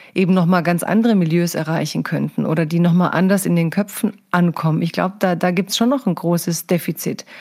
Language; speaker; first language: German; native; German